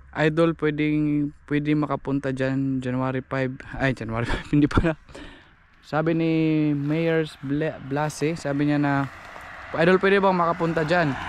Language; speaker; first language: Filipino; non-native, local second language; Cebuano